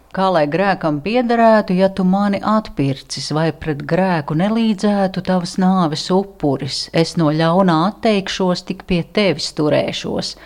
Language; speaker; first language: Latvian; native; Latvian